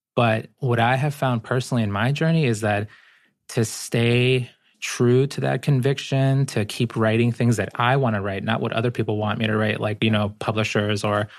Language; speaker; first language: English; early bilingual, other home language; Spanish